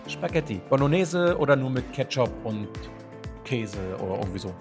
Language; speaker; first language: German; native; German